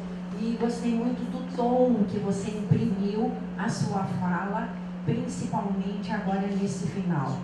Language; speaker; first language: Portuguese; native; Portuguese